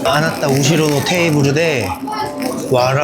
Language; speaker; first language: Japanese; non-native, learner; Korean